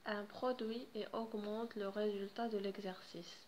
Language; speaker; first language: French; non-native, local second language; Arabic